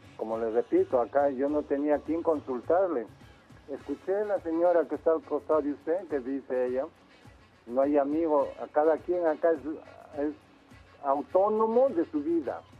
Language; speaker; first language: Spanish; native; Spanish